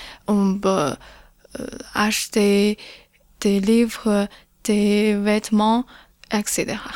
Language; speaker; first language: French; non-native, learner; Chinese